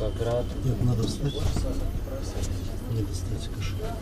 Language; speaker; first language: Russian; native; Russian